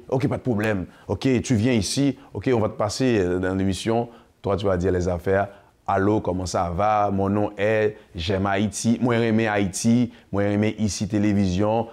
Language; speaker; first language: French; non-native, local second language; Haitian Creole